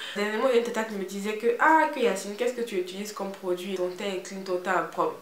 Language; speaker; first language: French; native; French